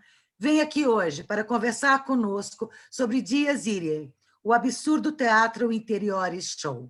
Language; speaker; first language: Portuguese; native; Portuguese